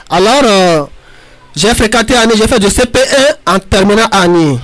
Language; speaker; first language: French; early bilingual, other home language; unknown